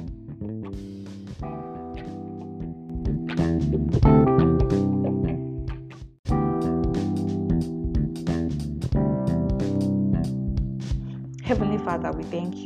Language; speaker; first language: English; non-native, local second language; Yoruba